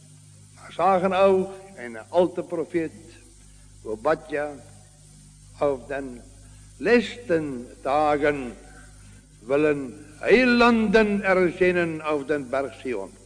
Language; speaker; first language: German; non-native, learner; Afrikaans